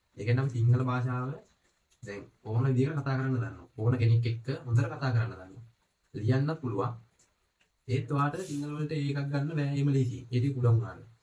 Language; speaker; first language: Sinhala; non-native, local second language; Tamil